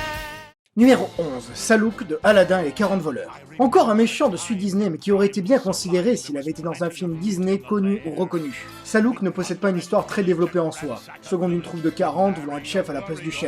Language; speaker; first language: French; native; French